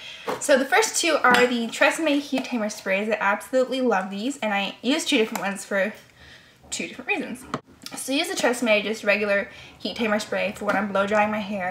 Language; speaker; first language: English; native; English